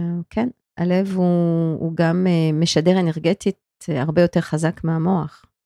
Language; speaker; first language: Hebrew; non-native, fluent; French